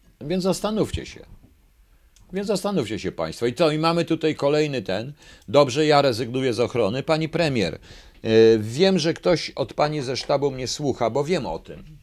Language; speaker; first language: Polish; native; Polish